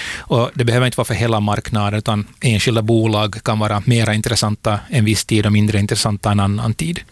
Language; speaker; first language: Swedish; native; Swedish